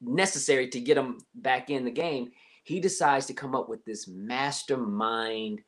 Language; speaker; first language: English; native; English